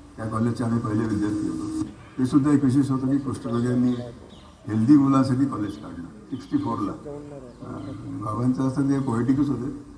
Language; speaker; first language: Marathi; native; Marathi